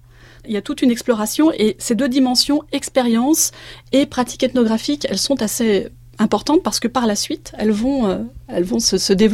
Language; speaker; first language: French; native; French